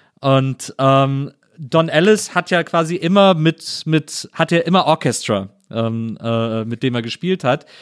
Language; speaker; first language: German; native; German